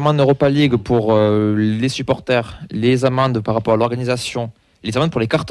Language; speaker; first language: French; native; French